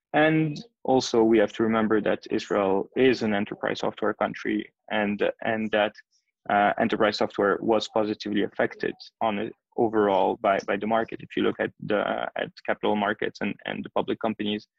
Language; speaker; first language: English; non-native, fluent; French